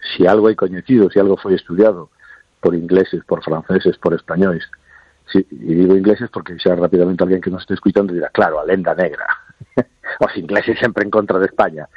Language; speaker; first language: Galician; non-native, local second language; Spanish